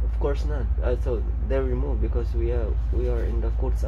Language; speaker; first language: English; non-native, local second language; Filipino